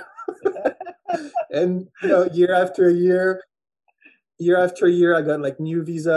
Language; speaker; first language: English; non-native, fluent; French